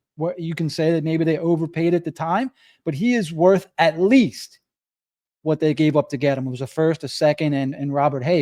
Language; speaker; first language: English; native; English